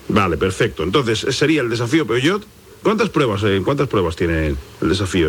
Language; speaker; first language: Spanish; native; Spanish